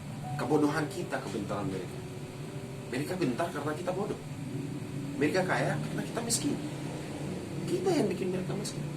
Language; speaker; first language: Indonesian; non-native, fluent; Arabic